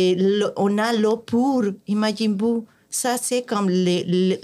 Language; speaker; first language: French; non-native, fluent; Spanish